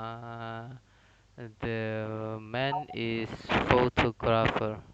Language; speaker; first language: English; non-native, learner; Indonesian